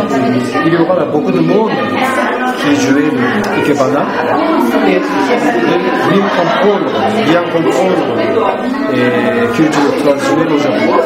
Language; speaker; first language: French; non-native, learner; Japanese